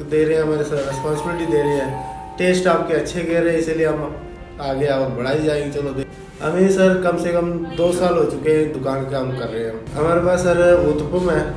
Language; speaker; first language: Hindi; non-native, local second language; Tamil